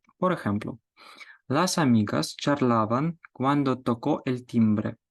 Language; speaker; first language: Spanish; non-native, fluent; Ukrainian